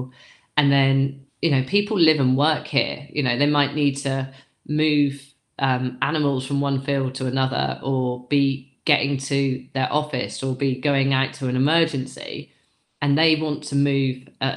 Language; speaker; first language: English; native; English